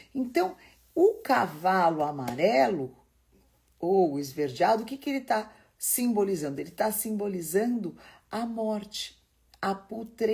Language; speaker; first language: Portuguese; native; Portuguese